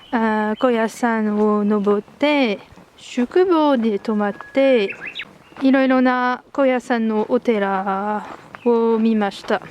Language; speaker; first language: Japanese; non-native, learner; French